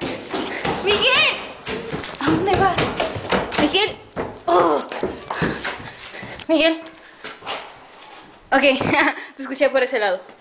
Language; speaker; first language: Spanish; native; Spanish